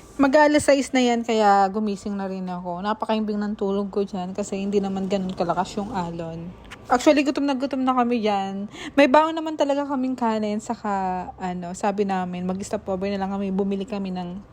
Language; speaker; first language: Filipino; native; Filipino